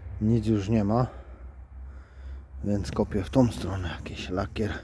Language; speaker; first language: Polish; native; Polish